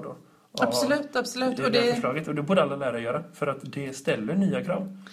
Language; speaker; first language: Swedish; native; Swedish